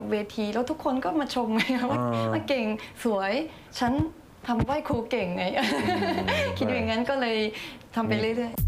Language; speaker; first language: Thai; early bilingual, heritage; Japanese